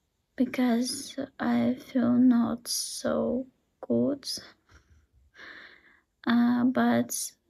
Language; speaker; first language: English; non-native, learner; Russian